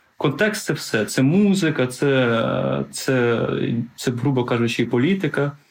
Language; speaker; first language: Ukrainian; non-native, local second language; Russian